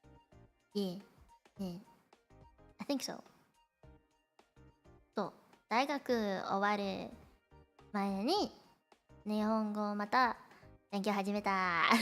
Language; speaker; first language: Japanese; non-native, learner; Cantonese